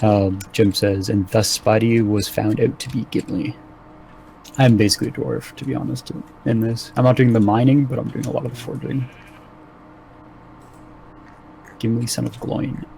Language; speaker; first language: English; native; English